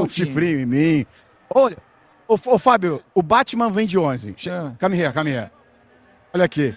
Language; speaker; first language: Portuguese; native; Portuguese